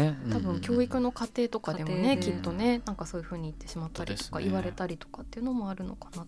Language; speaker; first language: Japanese; native; Japanese